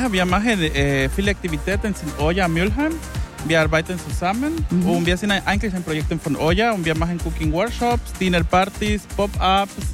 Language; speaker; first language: German; non-native, fluent; Spanish